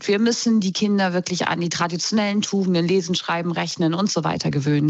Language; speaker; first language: German; native; German